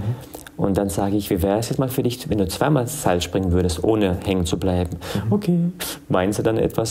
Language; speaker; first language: German; early bilingual, other home language; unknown